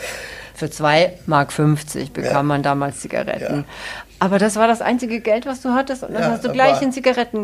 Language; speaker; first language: German; native; German